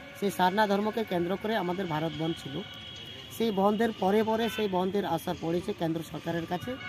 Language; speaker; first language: Bangla; non-native, local second language; Santali